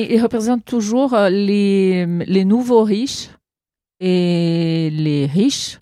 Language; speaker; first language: French; non-native, fluent; Portuguese